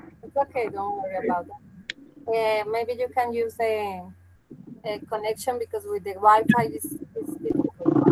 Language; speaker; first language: English; non-native, fluent; Spanish